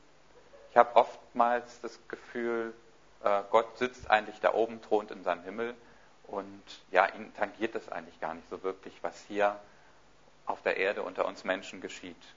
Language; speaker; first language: German; native; German